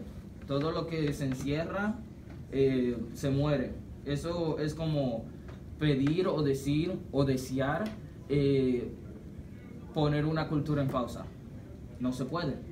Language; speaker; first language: Spanish; early bilingual, heritage; Spanish